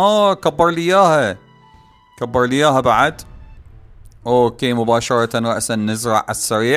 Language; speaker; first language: Arabic; native; Arabic